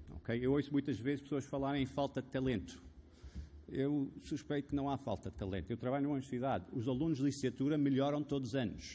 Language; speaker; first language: Portuguese; non-native, fluent; Arabic